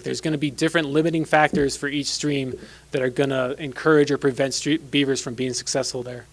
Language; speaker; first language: English; native; English